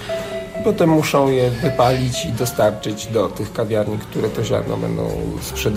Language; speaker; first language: Polish; native; Polish